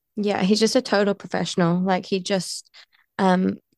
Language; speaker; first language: English; native; English